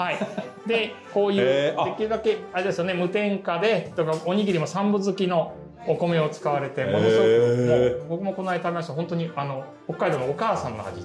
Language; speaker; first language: Japanese; native; Japanese